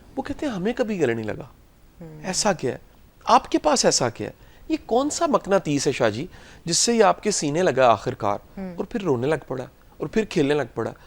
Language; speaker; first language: Urdu; non-native, local second language; Punjabi